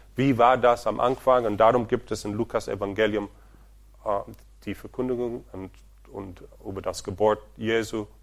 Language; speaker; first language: German; non-native, fluent; Portuguese